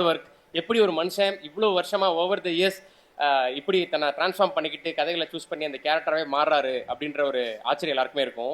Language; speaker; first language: Tamil; native; Tamil